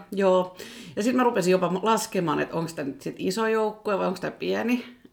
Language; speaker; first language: Finnish; non-native, local second language; Swedish